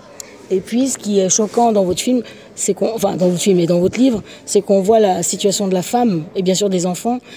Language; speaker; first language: French; native; French